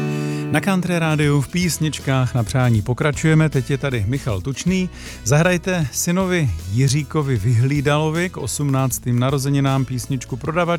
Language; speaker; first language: Czech; native; Czech